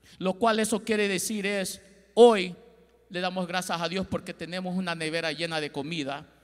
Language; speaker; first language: Spanish; early bilingual, heritage; Spanish